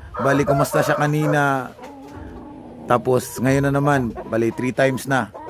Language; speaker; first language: Filipino; non-native, local second language; Cebuano